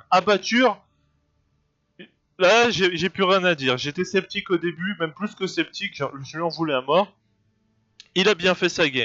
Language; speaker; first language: French; native; French